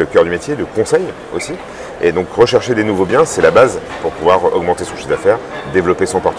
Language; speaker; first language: French; native; French